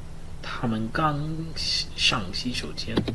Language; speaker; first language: Chinese; non-native, learner; English